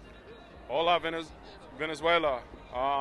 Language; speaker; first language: Spanish; non-native, learner; English